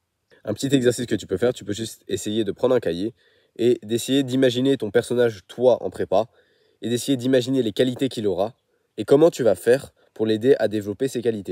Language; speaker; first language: French; native; French